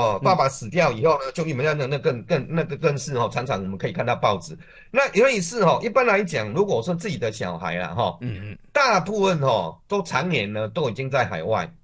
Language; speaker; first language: Chinese; native; Chinese